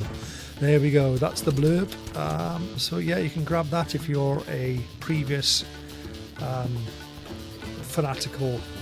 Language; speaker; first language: English; native; English